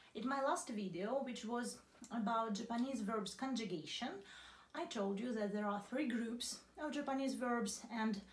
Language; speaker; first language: English; non-native, fluent; Russian